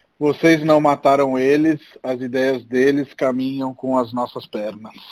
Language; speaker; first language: Portuguese; native; Portuguese